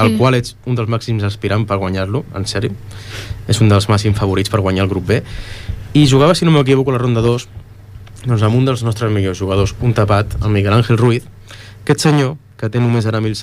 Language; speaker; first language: Catalan; native; Catalan